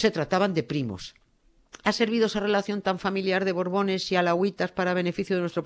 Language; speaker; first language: Spanish; native; Spanish